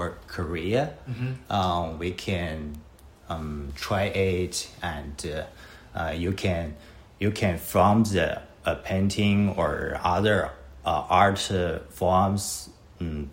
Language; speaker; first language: English; non-native, learner; Chinese